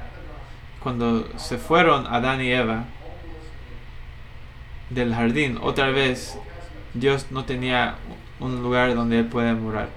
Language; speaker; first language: Spanish; non-native, fluent; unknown